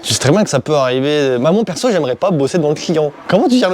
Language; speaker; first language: French; native; French